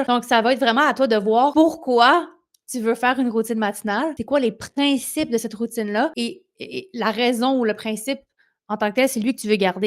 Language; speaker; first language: French; native; French